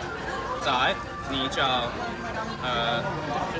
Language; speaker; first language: Chinese; non-native, learner; English